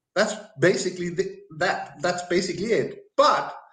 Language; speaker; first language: English; non-native, fluent; Danish